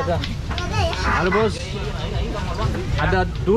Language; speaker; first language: Indonesian; non-native, learner; German